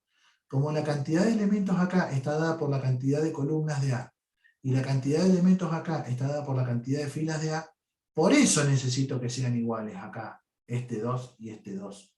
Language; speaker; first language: Spanish; native; Spanish